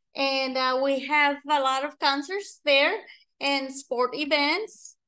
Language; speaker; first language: English; non-native, fluent; Spanish